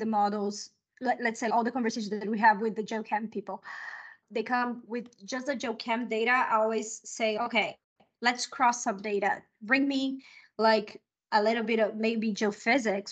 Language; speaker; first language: English; non-native, fluent; Portuguese